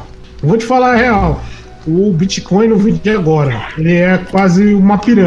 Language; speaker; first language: Portuguese; native; Portuguese